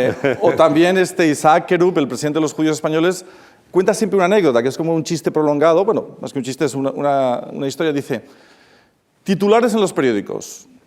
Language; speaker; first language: Spanish; native; Spanish